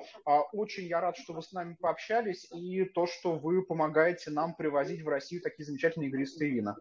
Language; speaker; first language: Russian; native; Russian